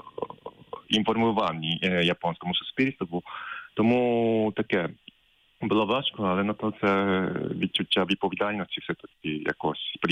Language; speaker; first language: Ukrainian; non-native, fluent; Japanese